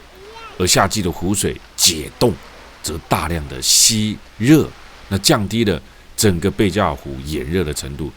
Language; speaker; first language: Chinese; native; Chinese